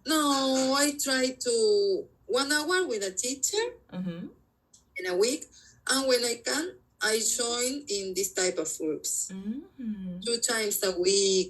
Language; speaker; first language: English; non-native, learner; Spanish